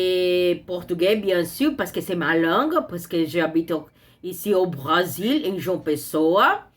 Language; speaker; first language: French; non-native, learner; Portuguese